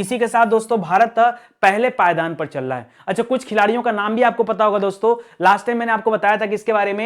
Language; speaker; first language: Hindi; native; Hindi